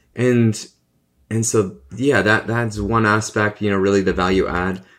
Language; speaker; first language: English; native; English